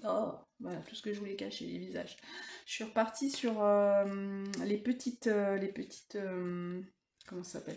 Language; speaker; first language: French; native; French